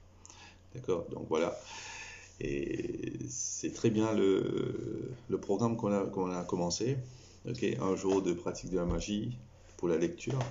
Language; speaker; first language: French; non-native, local second language; Morisyen